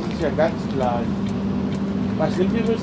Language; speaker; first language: German; native; German